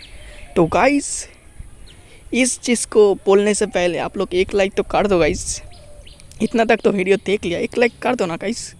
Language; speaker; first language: Hindi; non-native, local second language; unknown